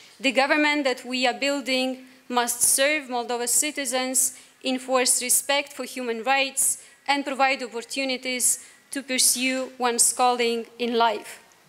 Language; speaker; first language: English; non-native, fluent; Romanian